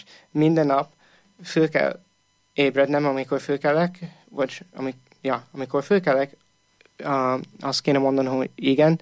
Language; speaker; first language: Hungarian; non-native, fluent; English